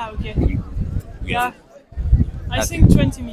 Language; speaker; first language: English; non-native, learner; French